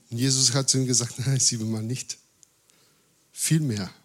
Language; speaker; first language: German; non-native, fluent; Spanish